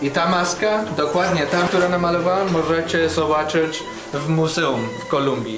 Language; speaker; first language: Polish; non-native, learner; Spanish